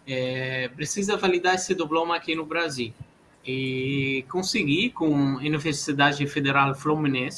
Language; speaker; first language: Portuguese; non-native, fluent; Arabic